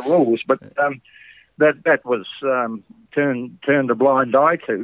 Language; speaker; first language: English; native; English